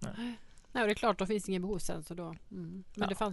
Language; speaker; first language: Swedish; native; Swedish